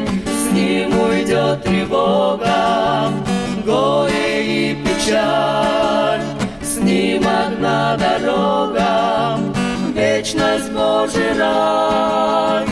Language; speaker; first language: Russian; native; Russian